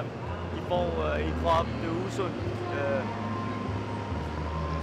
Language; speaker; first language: Danish; non-native, local second language; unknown